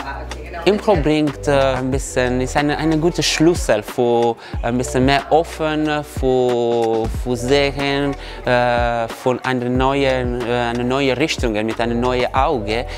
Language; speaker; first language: German; non-native, learner; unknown